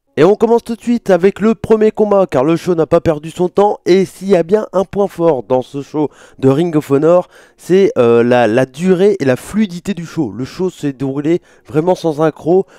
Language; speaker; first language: French; native; French